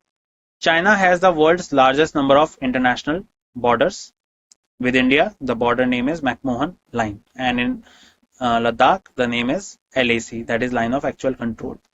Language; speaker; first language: English; non-native, local second language; Hindi